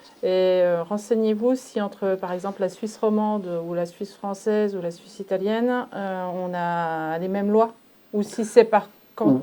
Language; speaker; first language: French; native; French